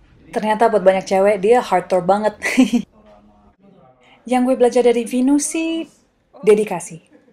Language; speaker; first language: Indonesian; non-native, fluent; English